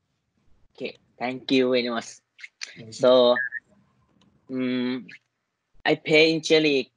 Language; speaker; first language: English; non-native, learner; Thai